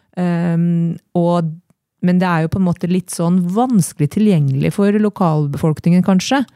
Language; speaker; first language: Norwegian; native; Norwegian